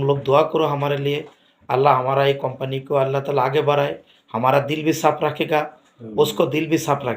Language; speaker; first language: Hindi; non-native, learner; Bangla